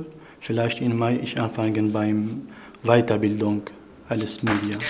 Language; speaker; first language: German; non-native, learner; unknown